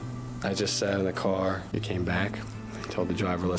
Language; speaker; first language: English; native; English